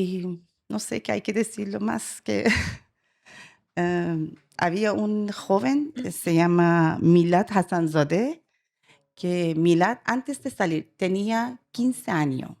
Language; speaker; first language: Spanish; non-native, learner; Persian